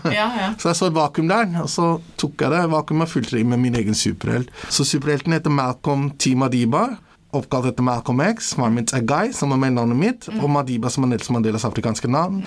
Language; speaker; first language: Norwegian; early bilingual, other home language; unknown